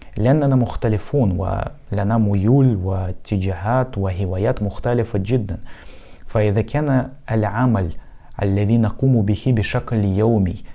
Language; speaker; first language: Arabic; non-native, fluent; Russian